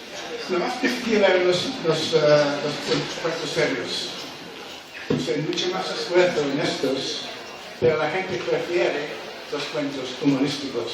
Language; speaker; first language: Spanish; non-native, fluent; English